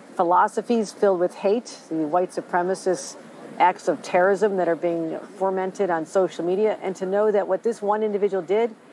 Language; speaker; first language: English; native; English